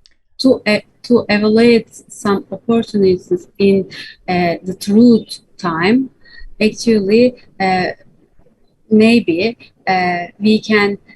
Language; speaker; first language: English; non-native, learner; Turkish